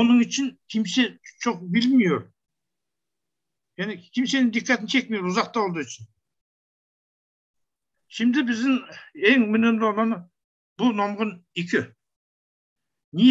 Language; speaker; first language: Turkish; non-native, learner; Kazakh